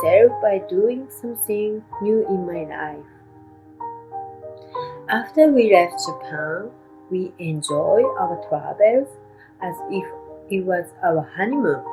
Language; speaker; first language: English; non-native, learner; Japanese